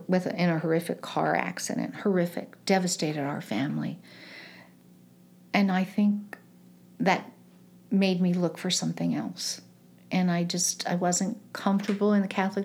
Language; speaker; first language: English; native; English